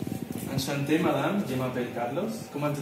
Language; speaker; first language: French; non-native, learner; Spanish